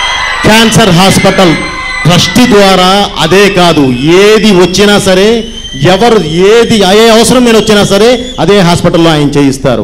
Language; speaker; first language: Telugu; native; Telugu